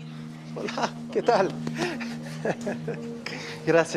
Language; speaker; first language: Spanish; non-native, learner; French